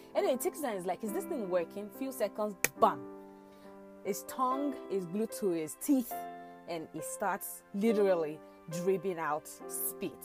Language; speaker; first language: English; non-native, local second language; Yoruba